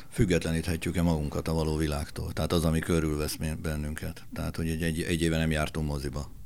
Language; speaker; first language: Hungarian; native; Hungarian